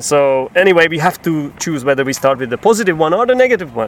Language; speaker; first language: English; non-native, fluent; Czech